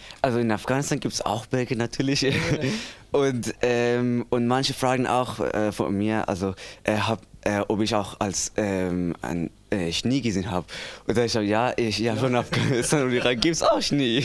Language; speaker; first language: German; non-native, learner; Persian